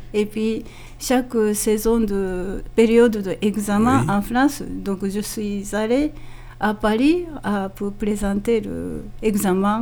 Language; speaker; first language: French; non-native, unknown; Japanese